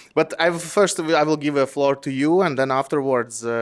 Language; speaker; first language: English; non-native, fluent; Latvian